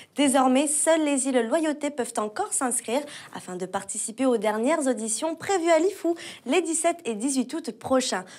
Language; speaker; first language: French; native; French